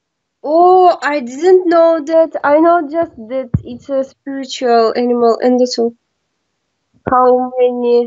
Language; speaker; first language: English; non-native, learner; Russian